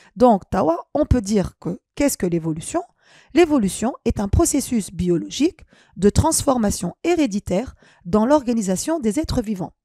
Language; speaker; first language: French; non-native, local second language; Arabic